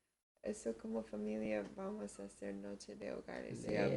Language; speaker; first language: Spanish; early bilingual, heritage; Spanish